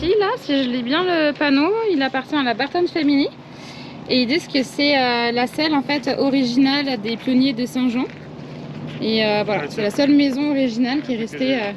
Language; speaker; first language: French; native; French